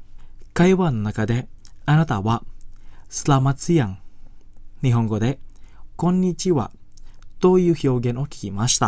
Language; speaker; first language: Japanese; non-native, fluent; Indonesian